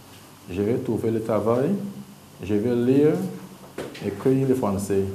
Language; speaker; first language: French; non-native, learner; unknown